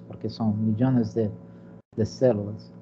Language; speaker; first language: Spanish; non-native, fluent; Portuguese